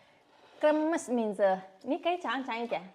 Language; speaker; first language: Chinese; non-native, learner; Indonesian